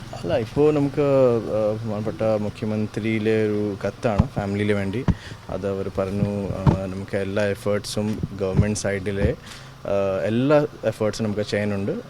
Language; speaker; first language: Malayalam; non-native, local second language; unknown